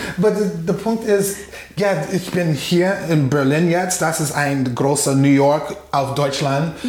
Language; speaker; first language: German; non-native, fluent; English